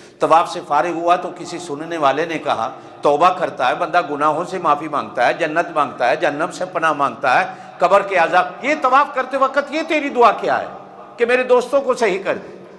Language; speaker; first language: Urdu; non-native, local second language; Punjabi